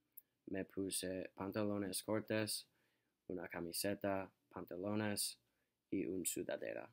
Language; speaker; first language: Spanish; non-native, learner; English